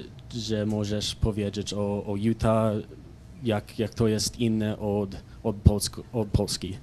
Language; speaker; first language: Polish; non-native, learner; English